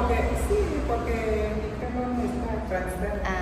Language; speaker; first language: Spanish; non-native, learner; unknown